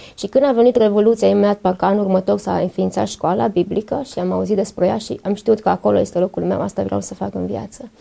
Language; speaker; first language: Romanian; native; Romanian